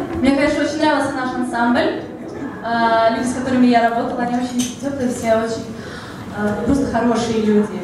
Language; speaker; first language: Russian; early bilingual, heritage; Russian